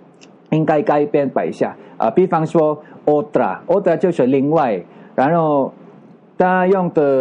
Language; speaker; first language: Chinese; non-native, learner; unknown